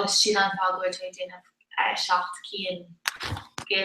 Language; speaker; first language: Irish; non-native, local second language; English